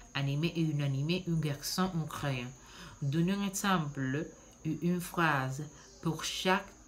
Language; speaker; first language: French; non-native, learner; Spanish